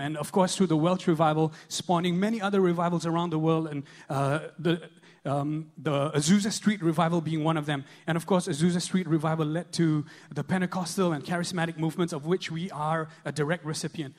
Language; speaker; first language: English; non-native, local second language; Khasi